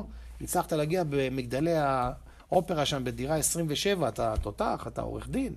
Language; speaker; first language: Hebrew; native; Hebrew